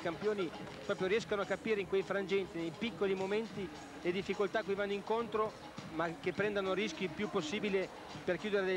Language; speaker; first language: Italian; native; Italian